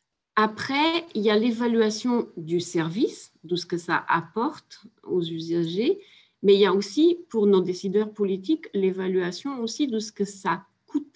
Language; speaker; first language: French; native; French